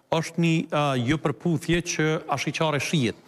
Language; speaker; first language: Albanian; native; Albanian